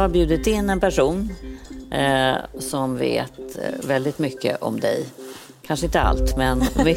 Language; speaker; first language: Swedish; native; Swedish